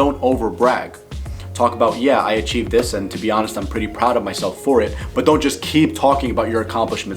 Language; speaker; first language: English; native; English